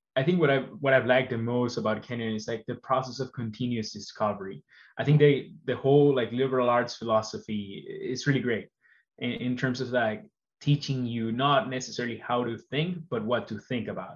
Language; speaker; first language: English; non-native, fluent; Spanish